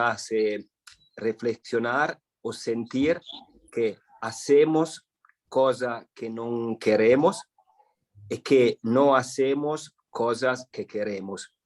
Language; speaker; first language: Spanish; non-native, fluent; Italian